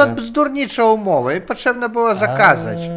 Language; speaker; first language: Polish; non-native, learner; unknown